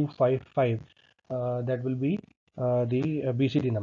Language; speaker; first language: English; non-native, local second language; Hindi